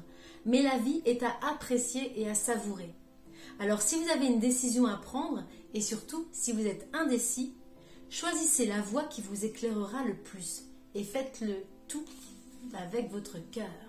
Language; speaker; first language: French; native; French